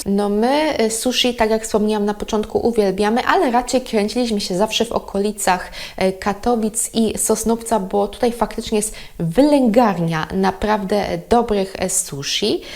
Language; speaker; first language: Polish; native; Polish